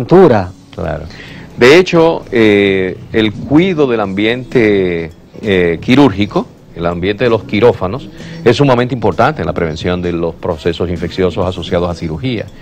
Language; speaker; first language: Spanish; native; Spanish